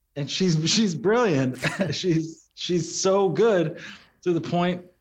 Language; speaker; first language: English; native; English